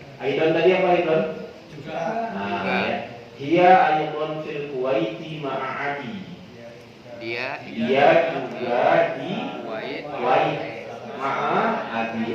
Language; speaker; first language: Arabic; non-native, fluent; Indonesian